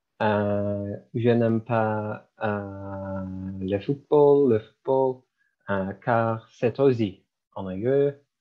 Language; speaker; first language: French; non-native, learner; Turkish